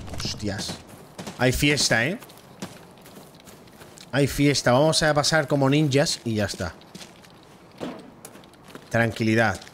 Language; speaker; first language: Spanish; native; Spanish